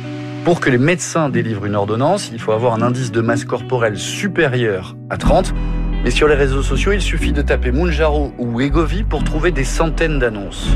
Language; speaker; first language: French; native; French